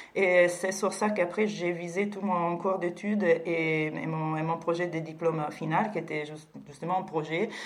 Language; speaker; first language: French; non-native, fluent; Italian